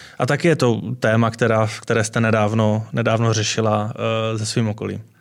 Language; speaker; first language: Czech; native; Czech